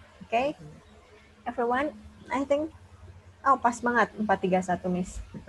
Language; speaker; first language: English; non-native, fluent; Indonesian